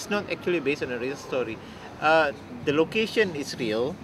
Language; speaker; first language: English; non-native, fluent; Indonesian